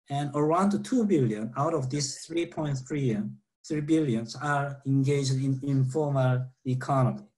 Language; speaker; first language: English; non-native, fluent; Korean